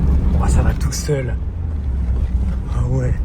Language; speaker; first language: French; native; French